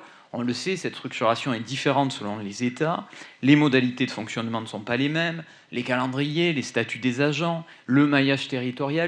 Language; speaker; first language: French; native; French